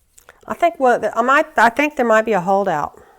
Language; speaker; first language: English; native; English